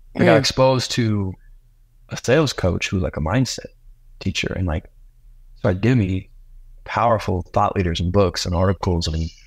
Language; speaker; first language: English; native; English